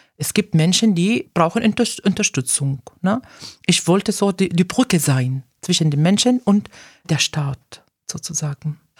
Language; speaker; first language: German; non-native, fluent; Arabic